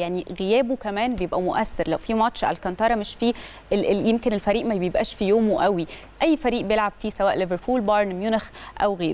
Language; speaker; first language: Arabic; native; Arabic